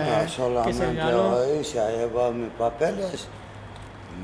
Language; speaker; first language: Spanish; non-native, learner; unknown